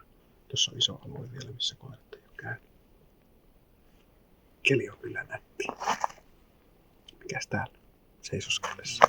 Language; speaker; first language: Finnish; native; Finnish